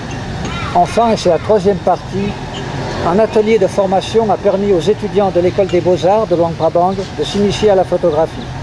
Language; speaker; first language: French; native; French